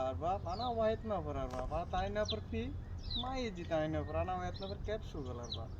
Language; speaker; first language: Arabic; non-native, learner; Bangla